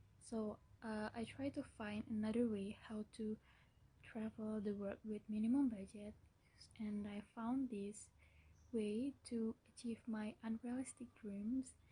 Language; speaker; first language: English; non-native, local second language; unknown